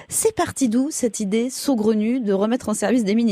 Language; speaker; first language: French; native; French